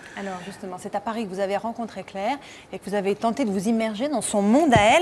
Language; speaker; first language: French; native; French